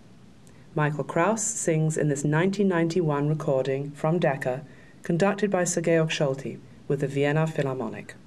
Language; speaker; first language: English; native; English